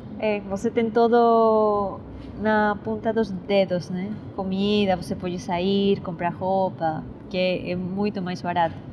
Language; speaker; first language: Portuguese; non-native, fluent; Spanish